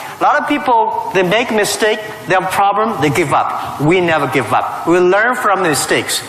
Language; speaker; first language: English; non-native, fluent; Chinese